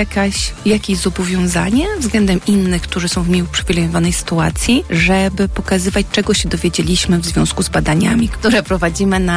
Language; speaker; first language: Polish; native; Polish